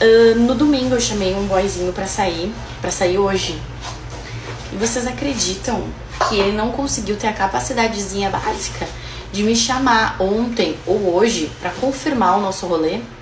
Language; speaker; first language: Portuguese; native; Portuguese